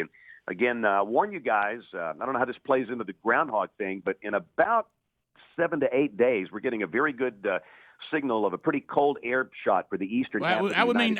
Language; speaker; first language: English; native; English